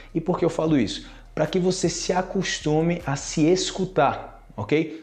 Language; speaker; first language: Portuguese; native; Portuguese